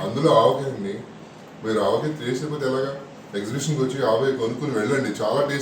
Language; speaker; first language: Telugu; native; Telugu